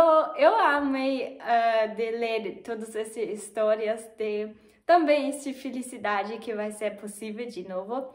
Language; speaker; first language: Portuguese; non-native, fluent; German